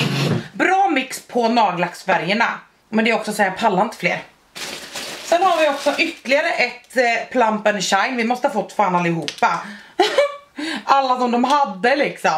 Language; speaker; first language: Swedish; native; Swedish